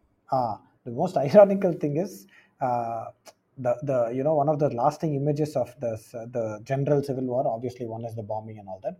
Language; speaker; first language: English; non-native, local second language; Tamil